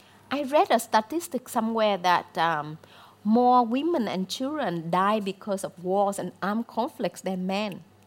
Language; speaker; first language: English; non-native, fluent; Vietnamese